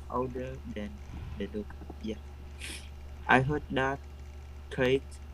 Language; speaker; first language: English; non-native, learner; Vietnamese